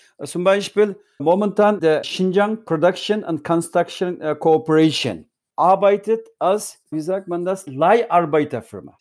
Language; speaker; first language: German; non-native, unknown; Uyghur